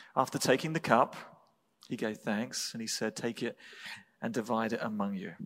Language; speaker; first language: English; native; English